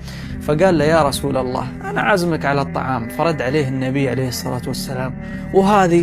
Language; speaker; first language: Arabic; native; Arabic